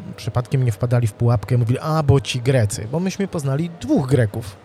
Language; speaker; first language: Polish; native; Polish